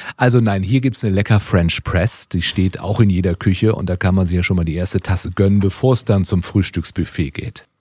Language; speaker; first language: German; native; German